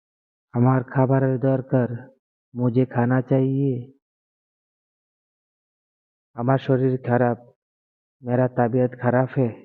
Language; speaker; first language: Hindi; non-native, learner; Bangla